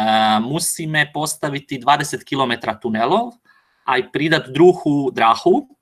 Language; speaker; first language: Slovak; non-native, learner; Croatian